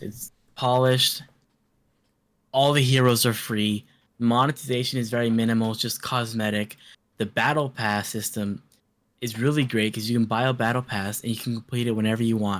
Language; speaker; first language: English; native; English